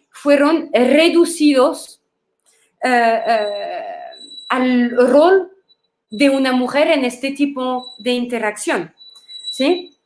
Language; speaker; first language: Spanish; non-native, fluent; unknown